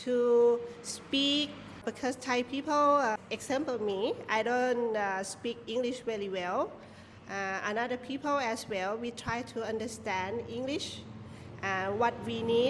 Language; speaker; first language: English; non-native, learner; Thai